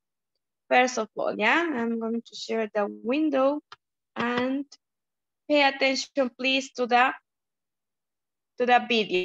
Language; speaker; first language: English; non-native, learner; Spanish